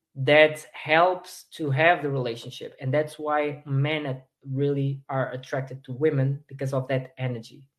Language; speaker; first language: English; non-native, fluent; Portuguese